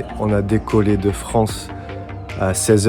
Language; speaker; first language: French; native; French